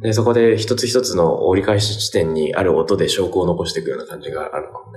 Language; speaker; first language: Japanese; native; Japanese